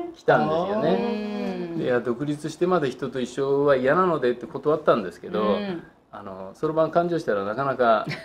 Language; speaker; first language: Japanese; native; Japanese